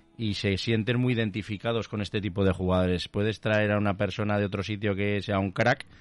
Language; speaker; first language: Spanish; native; Spanish